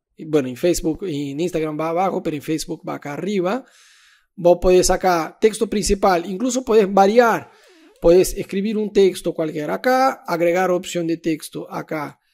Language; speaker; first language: Spanish; non-native, fluent; Portuguese